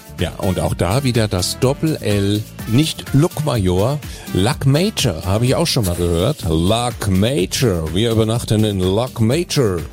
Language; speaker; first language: German; native; German